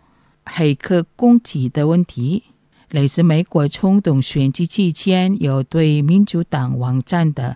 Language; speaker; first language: Chinese; non-native, fluent; Indonesian